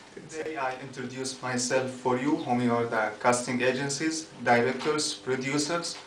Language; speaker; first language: English; non-native, fluent; Arabic